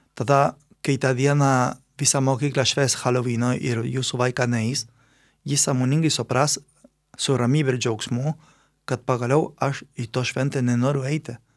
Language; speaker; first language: Lithuanian; non-native, fluent; Spanish